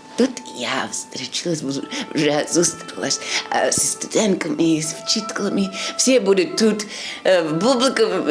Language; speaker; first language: Ukrainian; non-native, learner; English